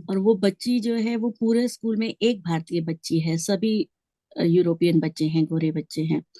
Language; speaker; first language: Hindi; native; Hindi